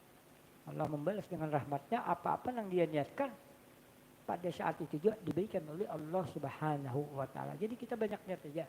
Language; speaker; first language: Indonesian; non-native, local second language; Banjar